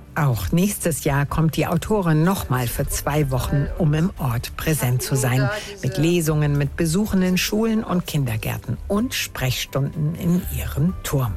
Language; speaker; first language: German; native; German